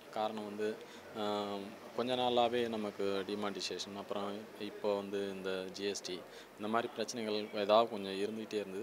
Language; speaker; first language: Tamil; native; Tamil